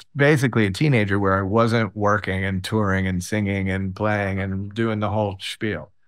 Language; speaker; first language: English; native; English